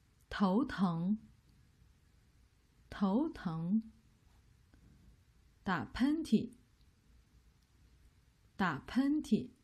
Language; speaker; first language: Chinese; native; Chinese